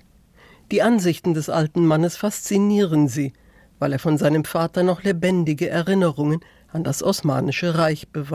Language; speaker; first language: German; native; German